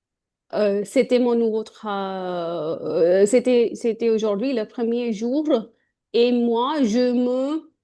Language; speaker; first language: French; non-native, fluent; Hindi